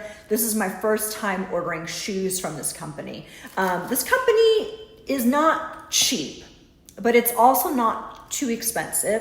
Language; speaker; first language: English; native; English